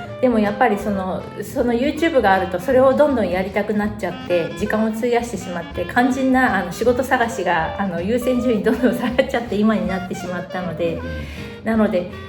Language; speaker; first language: Japanese; native; Japanese